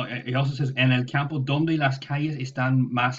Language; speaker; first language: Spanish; non-native, fluent; English